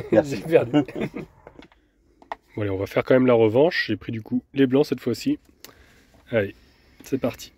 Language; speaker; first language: French; native; French